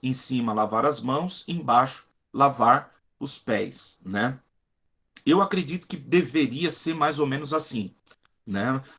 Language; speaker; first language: Portuguese; native; Portuguese